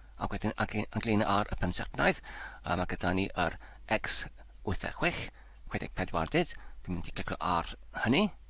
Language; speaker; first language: Welsh; non-native, learner; Polish